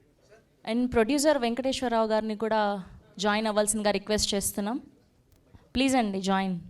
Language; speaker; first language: Telugu; native; Telugu